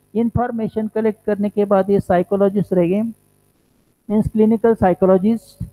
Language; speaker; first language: Hindi; non-native, local second language; Marathi